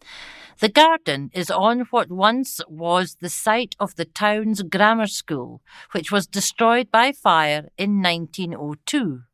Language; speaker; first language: English; native; English